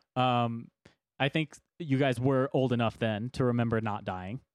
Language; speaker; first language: English; native; English